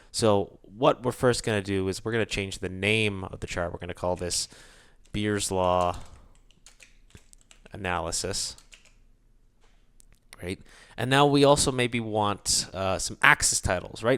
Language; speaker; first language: English; native; English